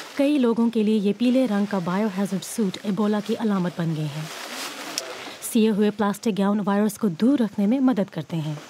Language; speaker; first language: Urdu; native; Urdu